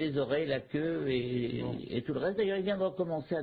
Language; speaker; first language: French; native; French